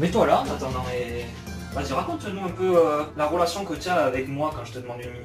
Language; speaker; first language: French; native; French